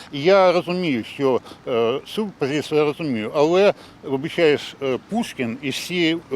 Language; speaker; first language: Ukrainian; non-native, local second language; Russian